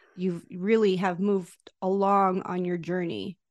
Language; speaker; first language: English; early bilingual, other home language; Spanish